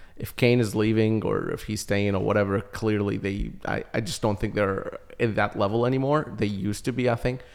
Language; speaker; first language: English; early bilingual, other home language; Arabic